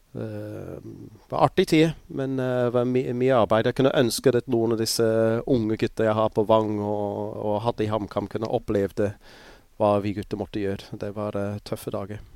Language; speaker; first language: Norwegian; non-native, fluent; English